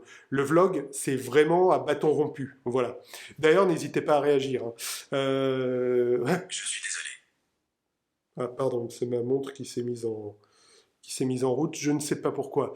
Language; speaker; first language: French; native; French